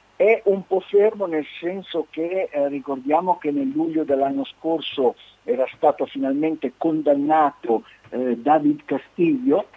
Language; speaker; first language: Italian; native; Italian